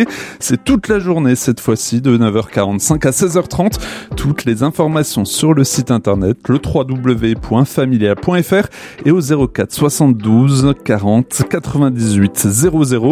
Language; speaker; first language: French; native; French